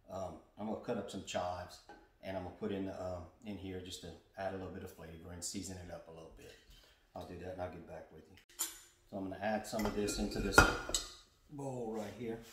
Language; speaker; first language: English; native; English